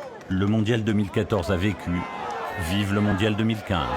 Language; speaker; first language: French; native; French